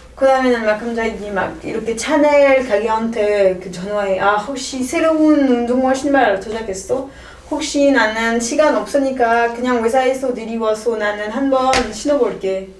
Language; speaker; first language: Korean; non-native, learner; French